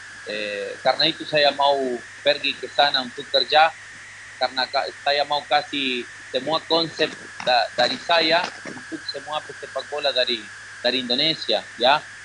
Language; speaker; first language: Indonesian; non-native, learner; Spanish